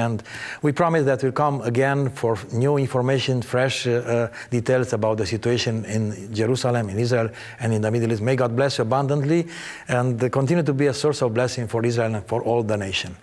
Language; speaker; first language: English; non-native, fluent; Romanian